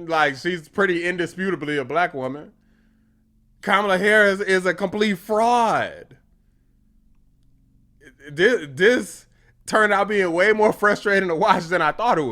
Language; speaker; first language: English; native; English